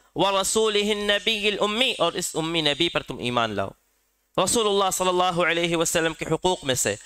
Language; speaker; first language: Urdu; native; Urdu